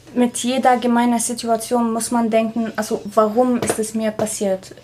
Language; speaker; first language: German; non-native, fluent; Arabic